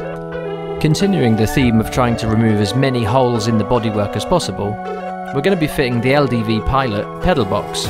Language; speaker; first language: English; native; English